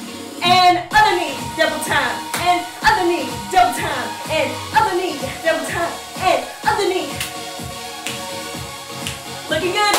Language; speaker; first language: English; native; English